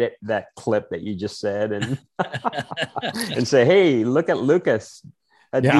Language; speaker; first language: English; non-native, local second language; Filipino